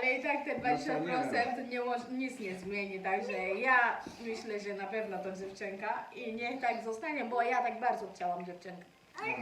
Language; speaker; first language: Polish; non-native, learner; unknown